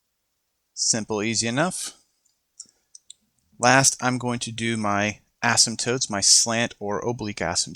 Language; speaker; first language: English; native; English